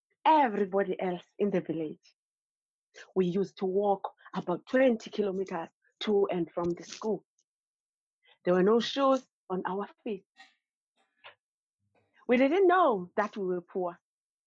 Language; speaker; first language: English; non-native, local second language; Xhosa